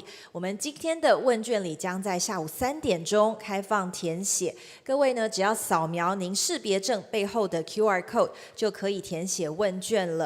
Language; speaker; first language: Chinese; native; Chinese